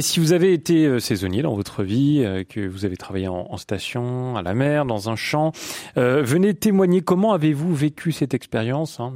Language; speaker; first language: French; native; French